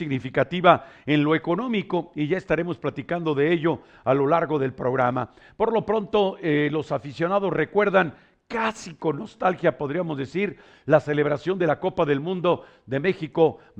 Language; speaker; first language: Spanish; native; Spanish